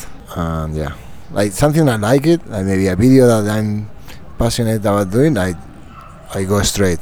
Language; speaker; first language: English; non-native, fluent; Spanish